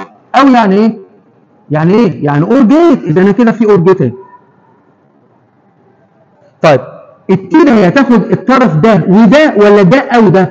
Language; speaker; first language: Arabic; native; Arabic